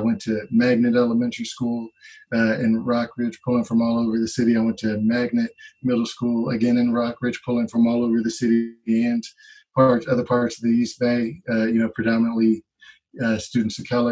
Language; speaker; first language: English; native; English